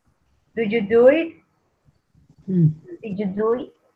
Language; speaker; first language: English; non-native, learner; Spanish